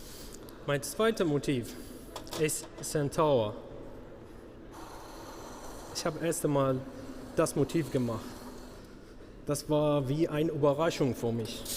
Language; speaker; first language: German; non-native, learner; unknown